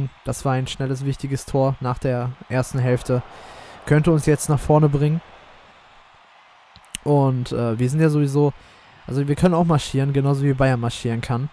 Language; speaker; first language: German; native; German